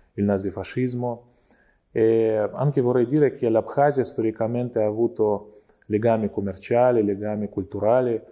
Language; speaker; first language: Italian; non-native, fluent; Abkhazian